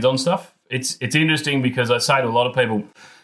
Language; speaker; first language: English; native; English